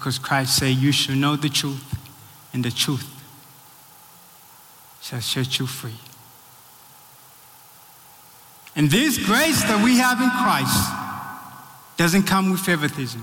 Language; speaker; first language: English; non-native, local second language; Rundi